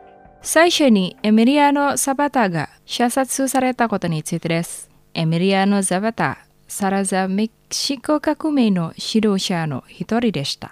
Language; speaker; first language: Japanese; non-native, learner; Indonesian